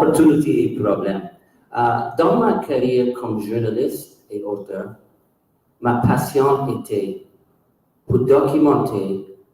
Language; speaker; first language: French; non-native, local second language; English